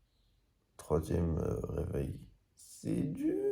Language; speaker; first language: French; native; French